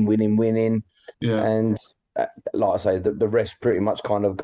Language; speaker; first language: English; native; English